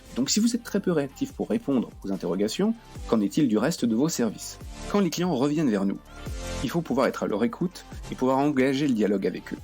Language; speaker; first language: French; native; French